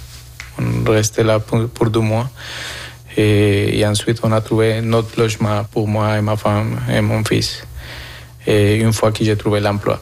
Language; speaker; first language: French; non-native, fluent; Spanish